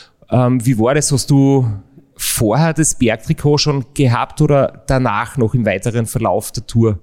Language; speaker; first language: German; native; German